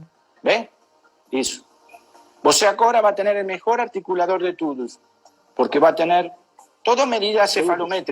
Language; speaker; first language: Portuguese; non-native, learner; Spanish